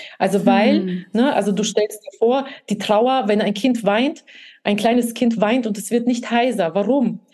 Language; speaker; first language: German; early bilingual, other home language; Russian